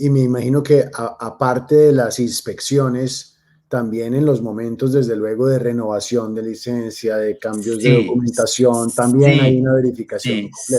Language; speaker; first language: Spanish; native; Spanish